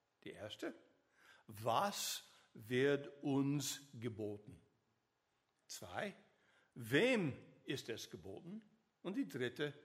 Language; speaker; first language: German; non-native, learner; English